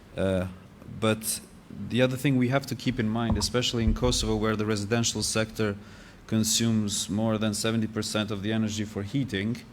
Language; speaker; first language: English; non-native, fluent; Albanian